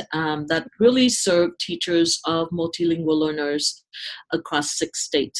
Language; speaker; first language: English; non-native, fluent; Vietnamese